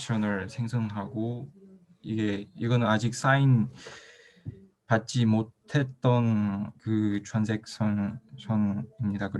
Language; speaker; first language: Korean; non-native, fluent; Chinese